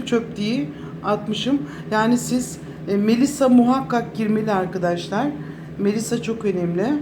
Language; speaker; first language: Turkish; native; Turkish